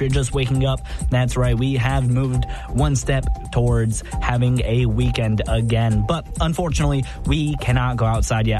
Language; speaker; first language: English; native; English